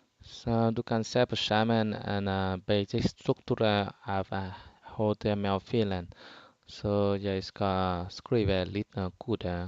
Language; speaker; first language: Norwegian; non-native, fluent; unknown